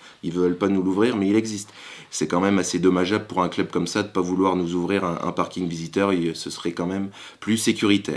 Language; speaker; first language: French; native; French